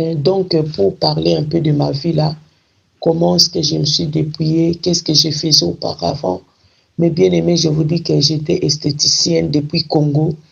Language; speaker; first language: French; non-native, local second language; Lingala